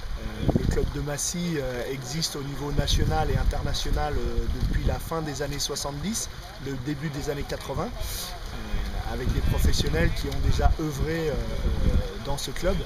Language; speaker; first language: French; native; French